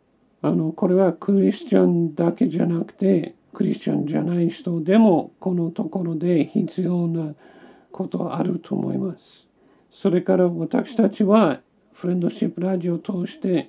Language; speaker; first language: Japanese; non-native, learner; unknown